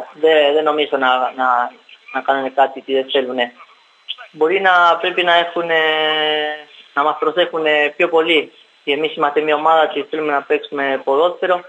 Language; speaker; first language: Greek; non-native, learner; Spanish